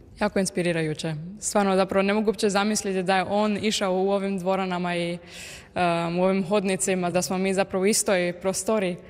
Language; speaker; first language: Croatian; early bilingual, heritage; Croatian